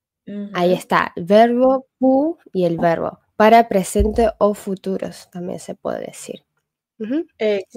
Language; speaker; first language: Spanish; non-native, fluent; Chinese